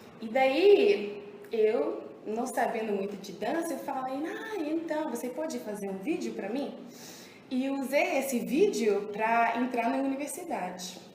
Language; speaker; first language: Portuguese; early bilingual, heritage; English